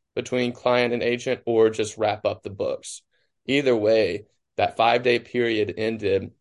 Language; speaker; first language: English; native; English